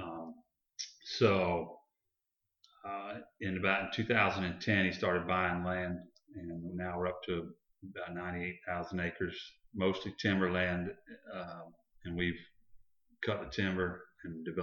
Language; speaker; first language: English; native; English